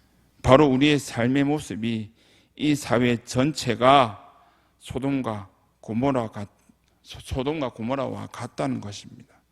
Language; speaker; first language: Korean; native; Korean